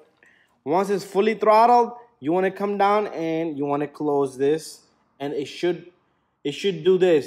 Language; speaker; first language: English; native; English